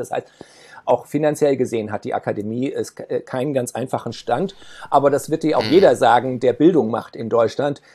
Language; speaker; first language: German; native; German